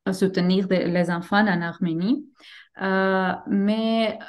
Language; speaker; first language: French; non-native, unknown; Armenian